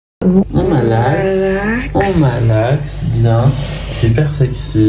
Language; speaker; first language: French; native; French